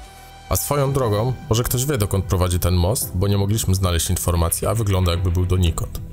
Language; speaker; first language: Polish; native; Polish